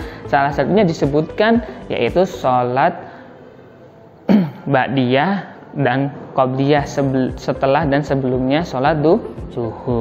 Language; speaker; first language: Indonesian; native; Indonesian